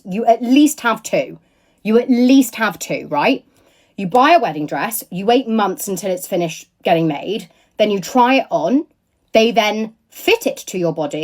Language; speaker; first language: English; native; English